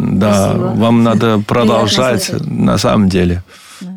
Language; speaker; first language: Russian; non-native, learner; Chinese